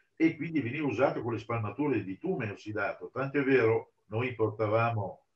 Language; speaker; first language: Italian; native; Italian